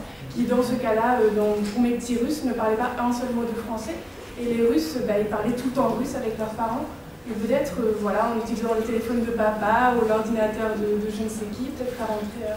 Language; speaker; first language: French; native; French